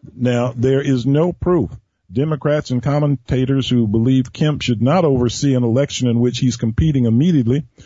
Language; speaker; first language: English; native; English